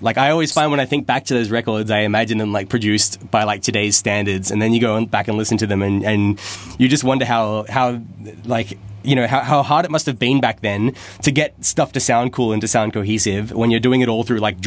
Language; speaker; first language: English; native; English